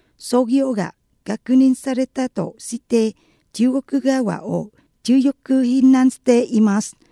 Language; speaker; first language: Japanese; non-native, fluent; Vietnamese